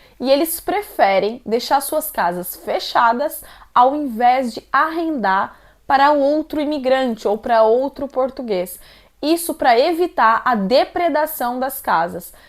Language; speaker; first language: Portuguese; native; Portuguese